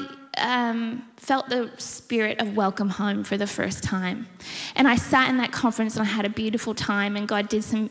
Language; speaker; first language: English; native; English